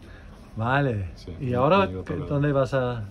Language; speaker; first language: Spanish; non-native, fluent; English